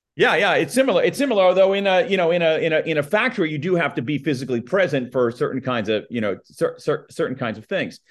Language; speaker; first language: English; native; English